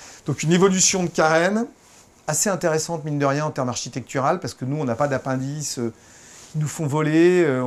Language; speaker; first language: French; native; French